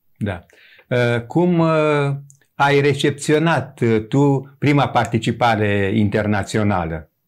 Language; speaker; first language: Romanian; native; Romanian